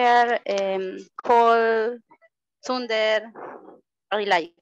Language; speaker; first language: English; non-native, learner; Spanish